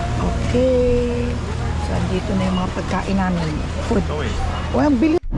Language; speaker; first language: Filipino; non-native, local second language; Cebuano